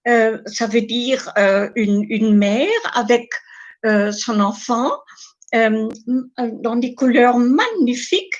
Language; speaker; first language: French; non-native, fluent; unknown